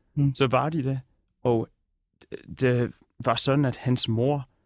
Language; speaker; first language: Danish; native; Danish